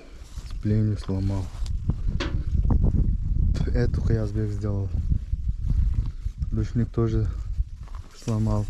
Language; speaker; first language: Russian; non-native, local second language; Kyrgyz